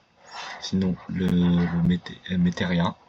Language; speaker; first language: French; native; French